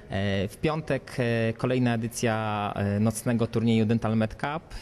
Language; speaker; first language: Polish; native; Polish